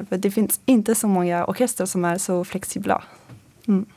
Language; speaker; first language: Swedish; non-native, fluent; French